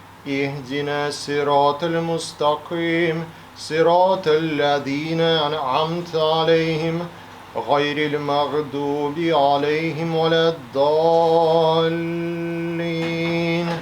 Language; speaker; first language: Russian; native; Russian